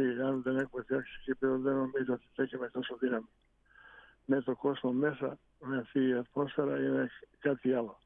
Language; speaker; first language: Greek; non-native, fluent; Bosnian